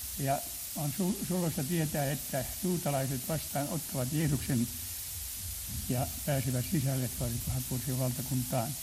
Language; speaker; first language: Finnish; native; Finnish